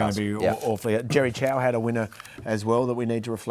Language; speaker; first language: English; native; English